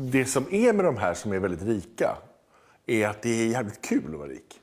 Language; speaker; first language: Swedish; native; Swedish